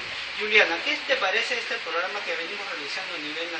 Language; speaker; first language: Spanish; native; Spanish